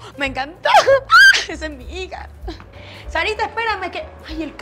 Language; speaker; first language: Spanish; native; Spanish